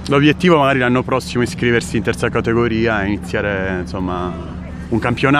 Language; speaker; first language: Italian; native; Italian